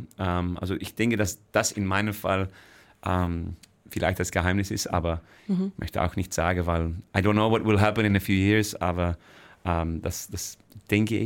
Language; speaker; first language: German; non-native, fluent; Dutch